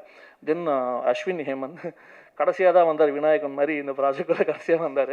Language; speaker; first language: Tamil; native; Tamil